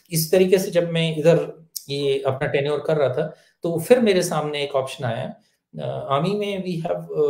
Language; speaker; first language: Hindi; native; Hindi